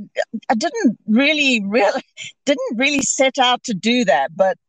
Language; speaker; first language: English; native; English